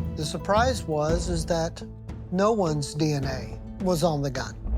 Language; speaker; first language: English; native; English